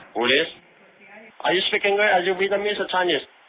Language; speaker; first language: English; non-native, learner; Vietnamese